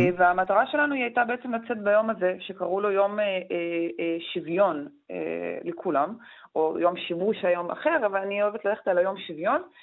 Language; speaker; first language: Hebrew; non-native, local second language; Arabic